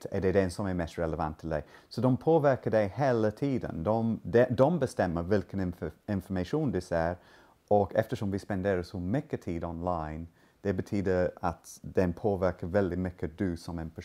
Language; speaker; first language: Swedish; non-native, fluent; English